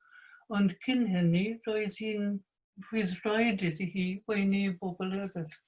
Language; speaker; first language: Welsh; non-native, fluent; English